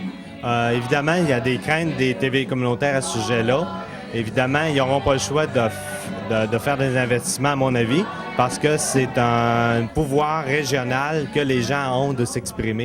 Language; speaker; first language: French; native; French